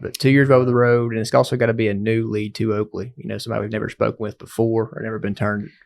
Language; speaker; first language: English; native; English